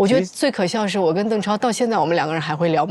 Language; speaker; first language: Chinese; native; Chinese